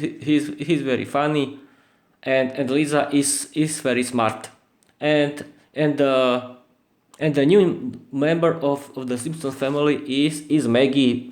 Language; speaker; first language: English; non-native, learner; Slovak